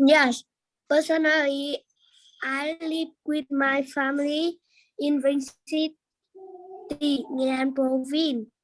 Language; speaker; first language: English; non-native, learner; Vietnamese